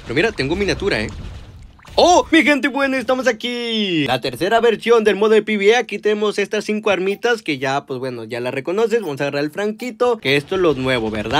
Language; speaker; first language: Spanish; native; Spanish